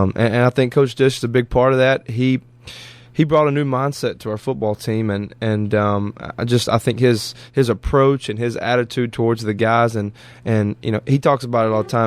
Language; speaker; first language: English; native; English